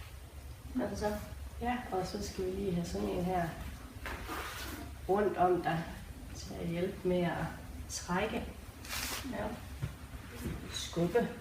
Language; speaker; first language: Danish; native; Danish